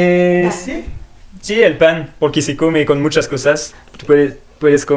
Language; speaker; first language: Spanish; non-native, learner; French